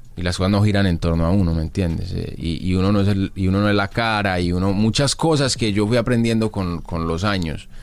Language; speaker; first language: Spanish; native; Spanish